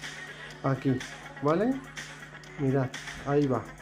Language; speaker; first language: Spanish; native; Spanish